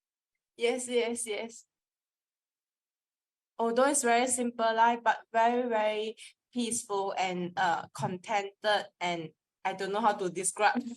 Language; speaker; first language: English; non-native, learner; Thai